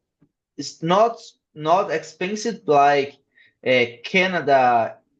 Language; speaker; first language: English; non-native, learner; Portuguese